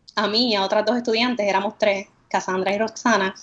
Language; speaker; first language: Spanish; native; Spanish